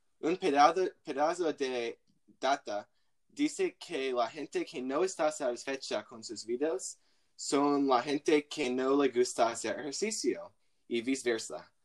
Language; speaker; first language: Spanish; non-native, learner; English